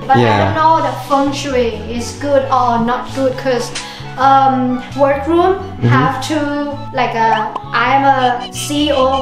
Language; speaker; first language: English; non-native, learner; Thai